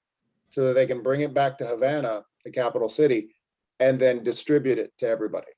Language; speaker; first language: English; native; English